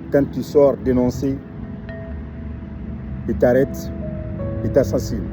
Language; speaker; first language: French; non-native, local second language; Fula